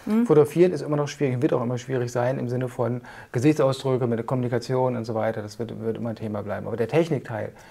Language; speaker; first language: German; native; German